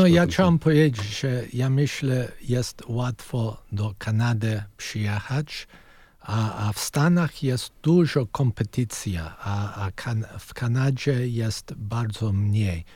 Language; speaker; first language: Polish; early bilingual, heritage; Polish